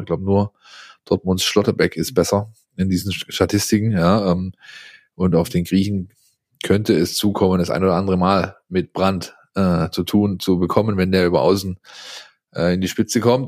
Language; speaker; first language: German; native; German